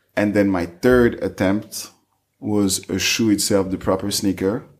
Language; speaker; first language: English; non-native, fluent; French